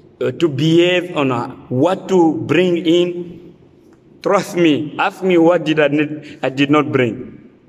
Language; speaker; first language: English; non-native, fluent; French